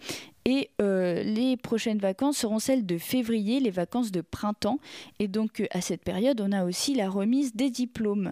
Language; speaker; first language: French; native; French